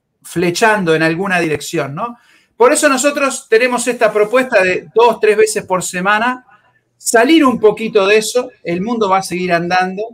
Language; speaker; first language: Spanish; native; Spanish